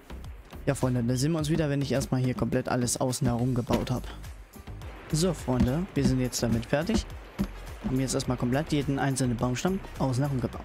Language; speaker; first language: German; native; German